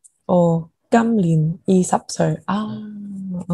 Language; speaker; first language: Cantonese; non-native, learner; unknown